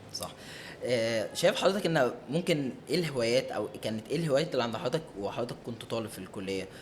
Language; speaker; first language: Arabic; native; Arabic